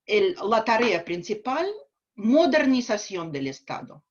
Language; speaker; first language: Spanish; non-native, fluent; Russian